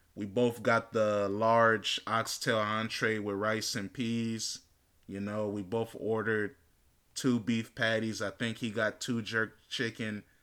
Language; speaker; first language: English; native; English